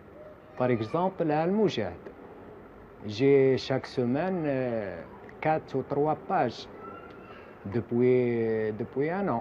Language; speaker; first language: French; non-native, local second language; Arabic